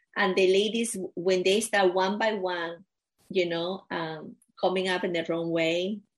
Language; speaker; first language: English; non-native, fluent; Spanish